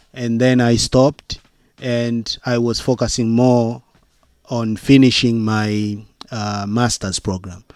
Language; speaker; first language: English; non-native, local second language; Swahili